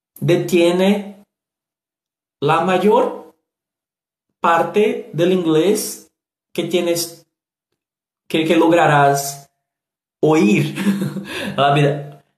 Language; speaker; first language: Spanish; non-native, learner; Portuguese